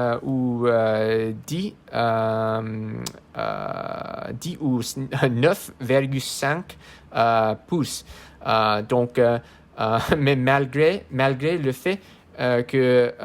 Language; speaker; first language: French; non-native, learner; English